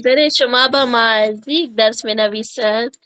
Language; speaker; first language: Persian; non-native, learner; Urdu